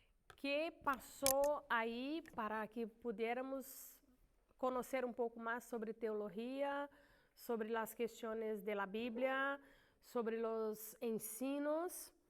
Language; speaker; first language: Spanish; non-native, learner; Portuguese